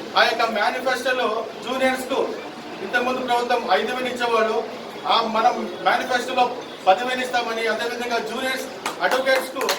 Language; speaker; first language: Telugu; native; Telugu